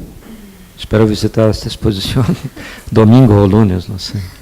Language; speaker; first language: Spanish; non-native, fluent; Portuguese